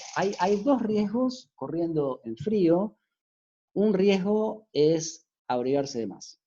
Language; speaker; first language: Spanish; native; Spanish